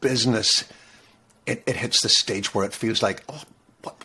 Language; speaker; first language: English; native; English